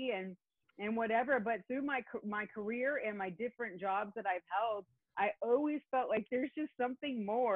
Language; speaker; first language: English; native; English